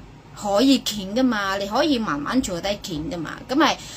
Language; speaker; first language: Cantonese; non-native, fluent; Indonesian